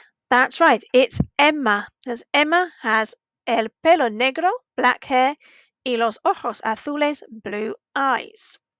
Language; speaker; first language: English; native; English